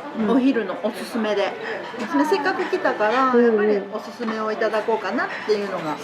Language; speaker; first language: Japanese; native; Japanese